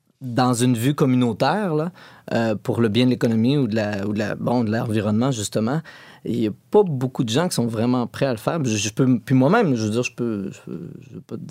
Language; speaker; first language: French; native; French